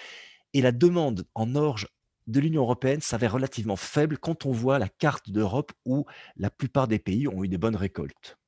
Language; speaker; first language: French; native; French